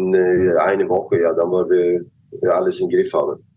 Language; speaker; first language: German; non-native, learner; Swedish